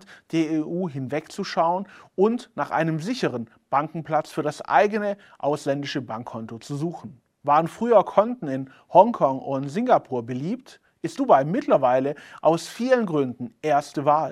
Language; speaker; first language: German; native; German